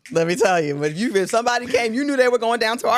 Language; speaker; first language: English; native; English